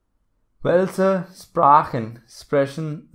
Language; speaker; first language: German; non-native, fluent; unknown